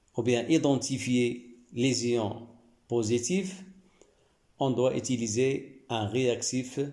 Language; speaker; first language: French; non-native, local second language; Arabic